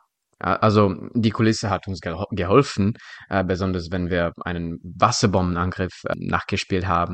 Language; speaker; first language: German; non-native, fluent; Czech